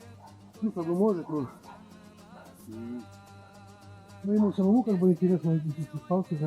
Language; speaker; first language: Russian; native; Russian